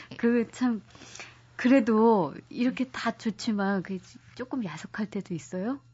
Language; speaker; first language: Korean; native; Korean